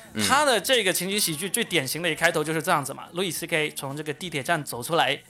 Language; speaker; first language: Chinese; native; Chinese